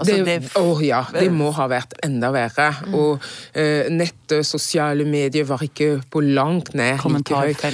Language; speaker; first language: Norwegian; non-native, fluent; French